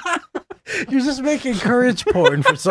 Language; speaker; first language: English; native; English